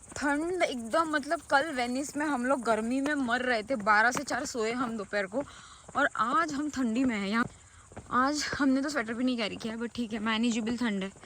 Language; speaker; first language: Hindi; non-native, local second language; Marathi